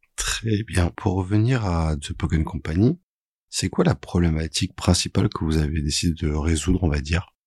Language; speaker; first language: French; native; French